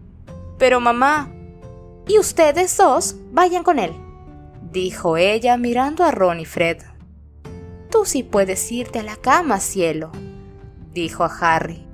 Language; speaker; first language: Spanish; native; Spanish